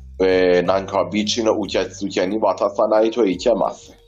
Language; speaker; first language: Japanese; non-native, learner; Persian